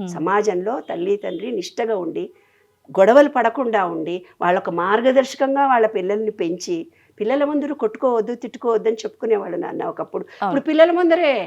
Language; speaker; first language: Telugu; native; Telugu